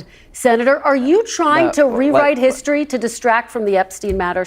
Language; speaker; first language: English; native; English